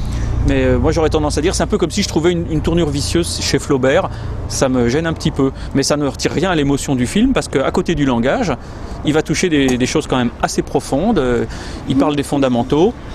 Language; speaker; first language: French; native; French